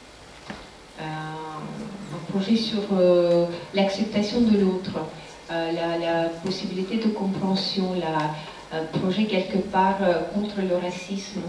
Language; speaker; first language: French; non-native, fluent; Russian